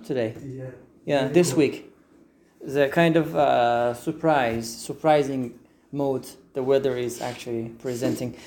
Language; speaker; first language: English; non-native, fluent; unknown